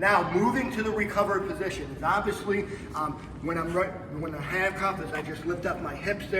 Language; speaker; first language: English; native; English